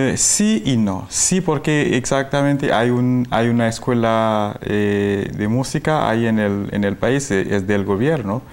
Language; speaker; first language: Spanish; non-native, fluent; Haitian Creole